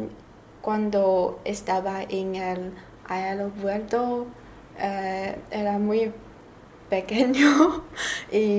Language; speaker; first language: Spanish; non-native, learner; Chinese